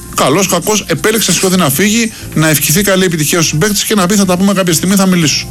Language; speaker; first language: Greek; non-native, fluent; Spanish